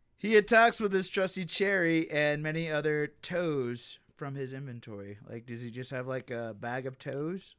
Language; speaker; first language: English; native; English